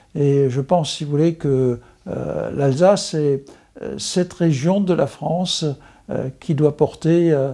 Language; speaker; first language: French; non-native, local second language; Swiss German